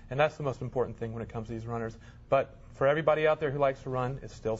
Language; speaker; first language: English; native; English